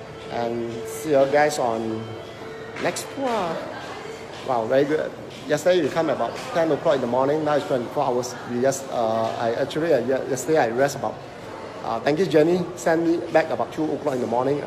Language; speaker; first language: English; non-native, local second language; Cantonese